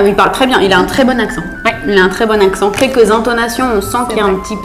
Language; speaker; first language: French; native; French